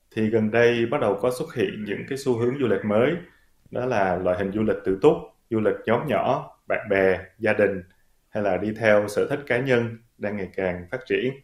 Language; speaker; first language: Vietnamese; native; Vietnamese